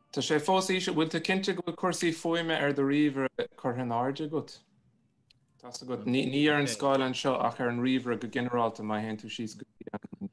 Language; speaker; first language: Irish; native; Irish